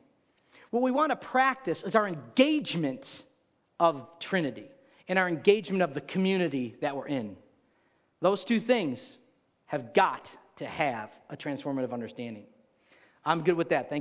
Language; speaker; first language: English; native; English